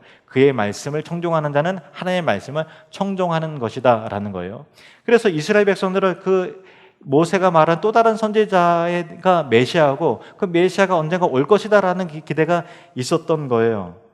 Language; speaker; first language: Korean; native; Korean